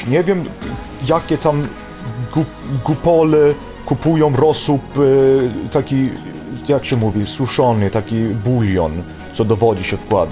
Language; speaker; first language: Polish; early bilingual, heritage; Polish